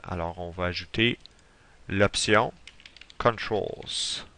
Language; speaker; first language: French; native; French